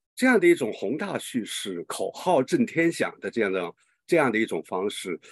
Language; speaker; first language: Chinese; native; Chinese